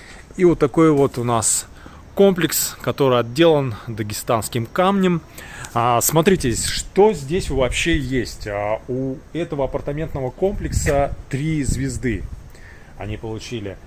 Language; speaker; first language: Russian; native; Russian